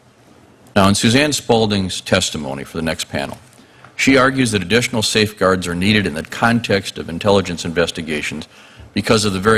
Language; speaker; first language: English; native; English